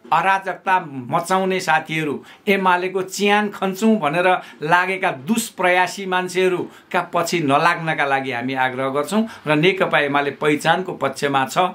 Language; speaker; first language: Nepali; native; Nepali